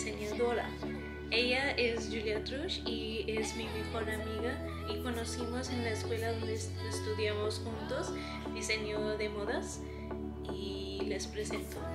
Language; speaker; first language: Spanish; non-native, learner; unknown